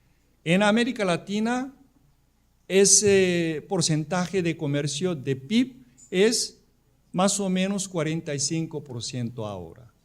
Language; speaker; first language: Spanish; non-native, fluent; Korean